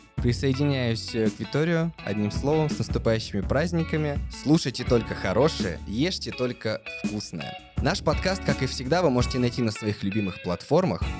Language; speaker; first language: Russian; native; Russian